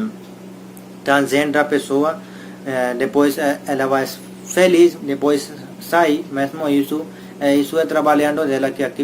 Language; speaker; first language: Portuguese; non-native, learner; Hindi